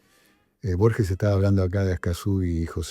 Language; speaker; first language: Spanish; native; Spanish